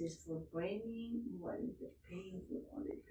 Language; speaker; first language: English; non-native, learner; Spanish